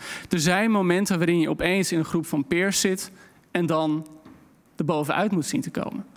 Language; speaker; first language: Dutch; native; Dutch